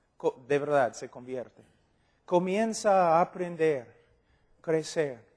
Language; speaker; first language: Spanish; non-native, fluent; English